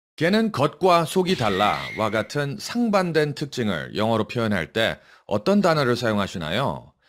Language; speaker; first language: Korean; native; Korean